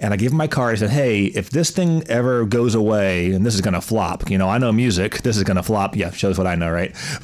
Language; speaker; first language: English; native; English